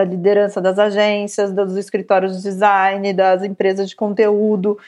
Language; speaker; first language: Portuguese; native; Portuguese